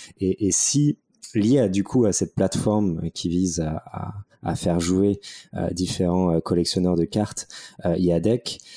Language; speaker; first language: French; native; French